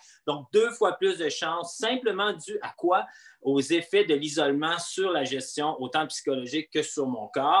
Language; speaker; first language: French; native; French